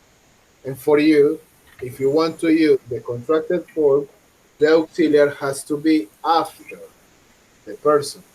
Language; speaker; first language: English; non-native, fluent; Spanish